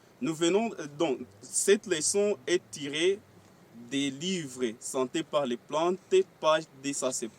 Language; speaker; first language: French; non-native, local second language; Swahili